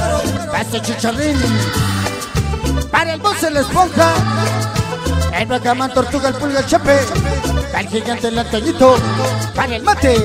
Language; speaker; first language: Spanish; native; Spanish